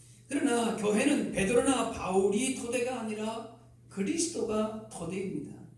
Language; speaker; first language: Korean; native; Korean